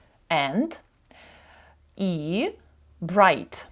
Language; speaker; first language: English; non-native, fluent; Ukrainian